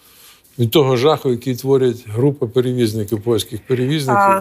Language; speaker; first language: Ukrainian; native; Ukrainian